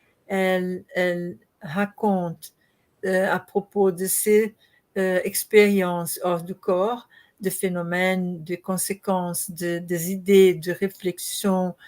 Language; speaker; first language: French; non-native, learner; Portuguese